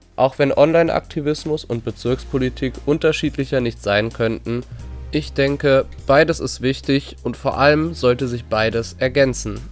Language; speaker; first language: German; native; German